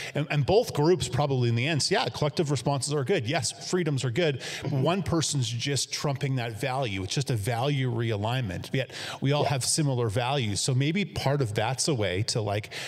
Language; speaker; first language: English; native; English